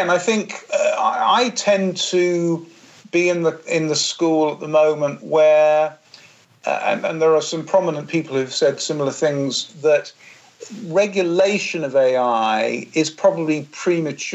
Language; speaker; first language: English; native; English